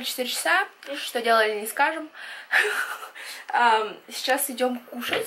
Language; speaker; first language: Russian; native; Russian